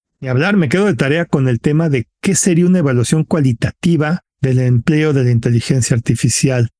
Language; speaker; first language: Spanish; native; Spanish